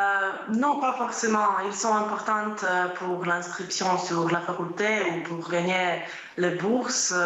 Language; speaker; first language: French; non-native, fluent; Croatian